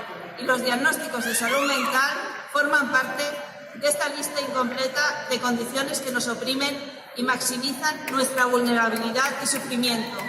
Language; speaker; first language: Spanish; native; Spanish